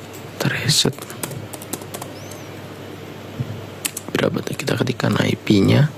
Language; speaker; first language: Indonesian; native; Indonesian